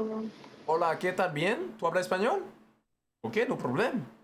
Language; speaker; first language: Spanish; non-native, learner; French